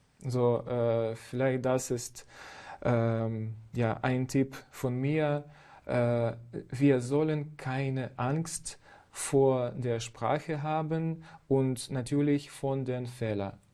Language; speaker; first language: German; non-native, fluent; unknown